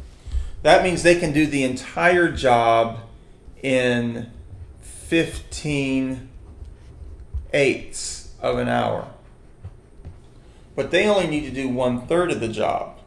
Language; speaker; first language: English; native; English